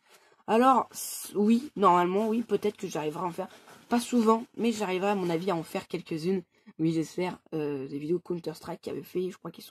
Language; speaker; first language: French; native; French